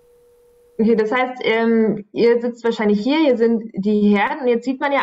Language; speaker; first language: German; native; German